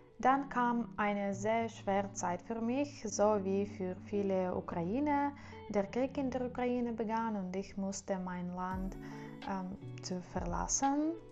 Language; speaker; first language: German; non-native, learner; Ukrainian